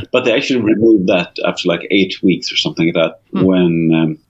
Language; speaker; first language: English; non-native, fluent; Swedish